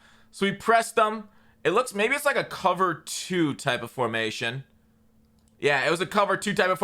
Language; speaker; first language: English; native; English